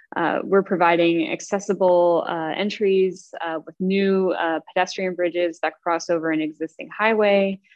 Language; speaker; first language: English; native; English